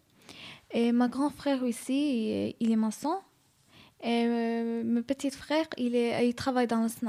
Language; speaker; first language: French; non-native, learner; Arabic